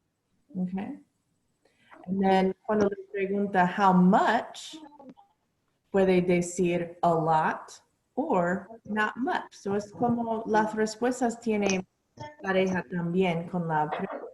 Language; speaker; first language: Spanish; non-native, learner; English